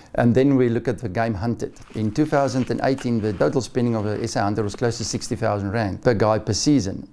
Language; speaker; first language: English; non-native, local second language; Afrikaans